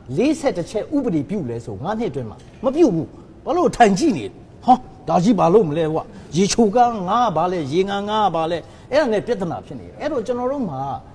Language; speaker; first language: Burmese; non-native, local second language; Hakha Chin